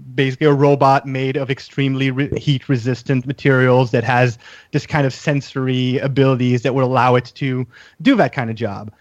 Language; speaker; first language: English; native; English